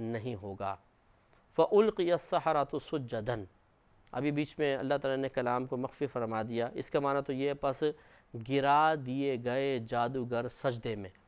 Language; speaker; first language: Urdu; native; Urdu